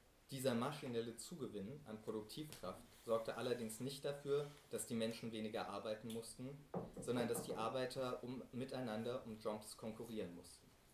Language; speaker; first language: German; native; German